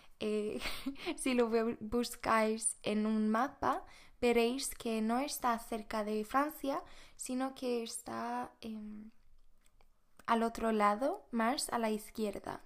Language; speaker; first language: Spanish; non-native, fluent; Swedish